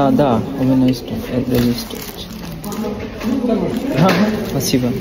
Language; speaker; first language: Russian; non-native, learner; Bangla